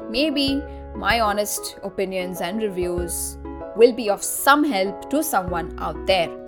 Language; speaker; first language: English; non-native, local second language; Marathi